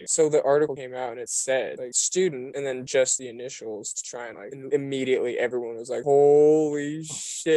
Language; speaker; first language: English; native; English